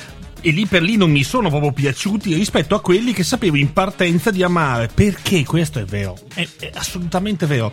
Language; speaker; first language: Italian; native; Italian